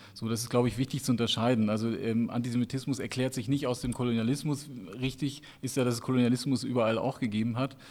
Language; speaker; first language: German; native; German